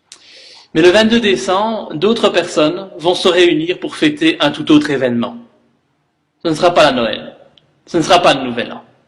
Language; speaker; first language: French; native; French